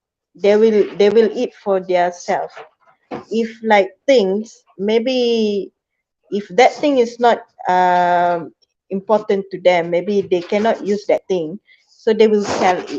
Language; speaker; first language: English; non-native, fluent; Malay